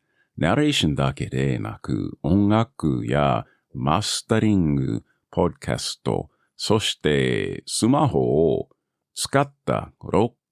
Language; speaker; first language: Japanese; non-native, learner; English